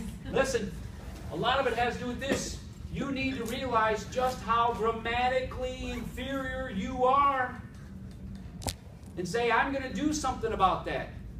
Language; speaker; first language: English; native; English